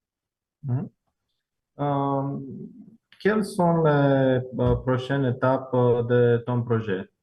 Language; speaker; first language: French; non-native, fluent; Romanian